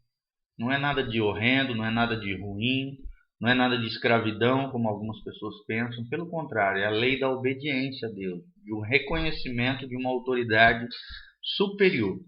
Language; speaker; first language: Portuguese; native; Portuguese